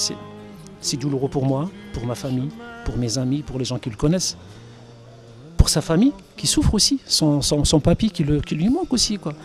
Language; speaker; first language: French; non-native, local second language; Arabic